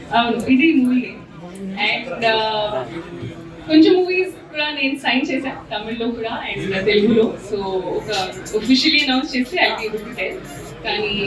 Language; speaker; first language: Telugu; non-native, learner; Hindi